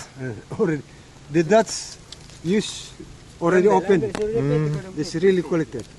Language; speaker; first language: English; non-native, learner; Indonesian